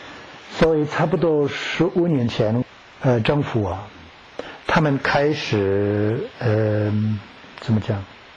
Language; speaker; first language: Chinese; non-native, fluent; English